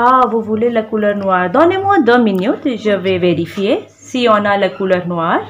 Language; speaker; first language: French; non-native, fluent; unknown